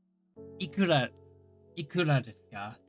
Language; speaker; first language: Japanese; non-native, learner; English